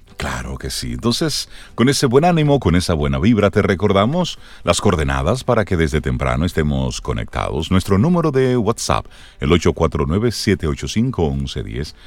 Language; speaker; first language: Spanish; native; Spanish